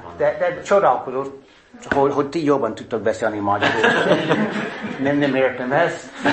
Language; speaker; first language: Hungarian; non-native, fluent; English